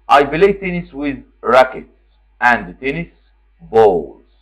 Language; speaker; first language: English; non-native, fluent; Arabic